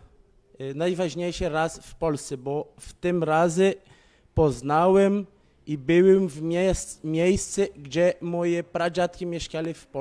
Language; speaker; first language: Polish; non-native, learner; Portuguese